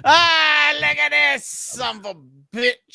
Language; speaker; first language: English; native; English